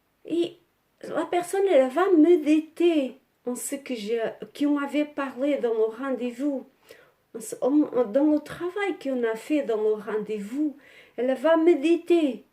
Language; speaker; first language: French; non-native, learner; Portuguese